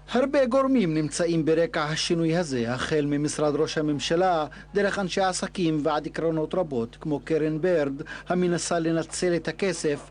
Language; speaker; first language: Hebrew; non-native, local second language; Arabic